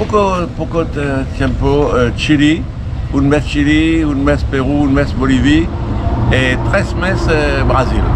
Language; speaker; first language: Spanish; non-native, learner; French